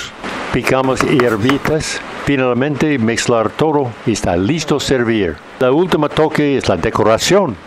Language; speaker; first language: Spanish; non-native, fluent; English